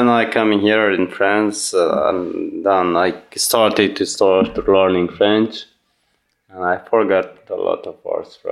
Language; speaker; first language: English; non-native, learner; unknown